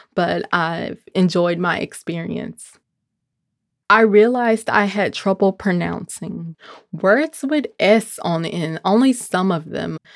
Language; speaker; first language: English; native; English